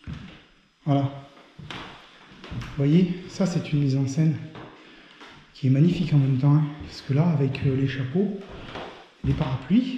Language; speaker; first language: French; native; French